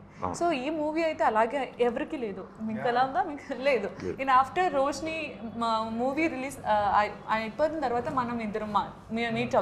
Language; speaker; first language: Telugu; non-native, learner; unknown